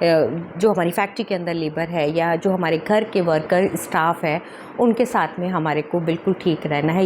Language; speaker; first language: Hindi; native; Hindi